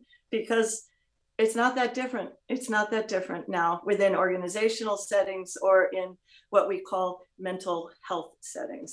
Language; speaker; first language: English; native; English